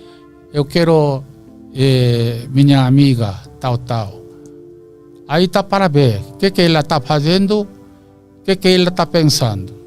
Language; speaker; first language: Portuguese; non-native, learner; Korean